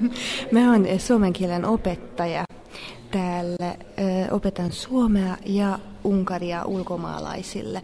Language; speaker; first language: Finnish; non-native, fluent; Hungarian